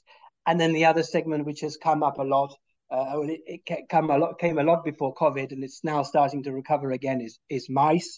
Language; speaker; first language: English; native; English